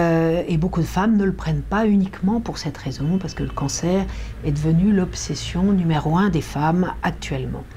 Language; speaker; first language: French; native; French